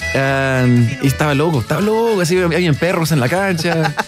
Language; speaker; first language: Spanish; non-native, fluent; English